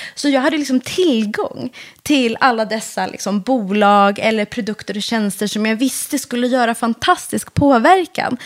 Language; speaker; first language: Swedish; early bilingual, other home language; Persian